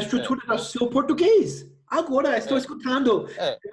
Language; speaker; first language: Portuguese; non-native, fluent; English